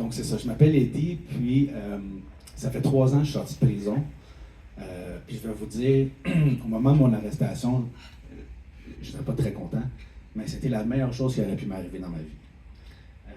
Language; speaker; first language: French; native; French